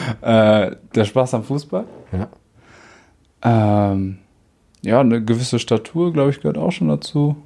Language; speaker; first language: German; native; German